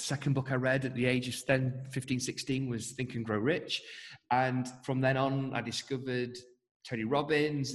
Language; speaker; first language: English; native; English